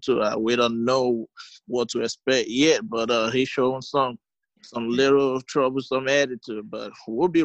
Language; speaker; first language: English; non-native, local second language; Igbo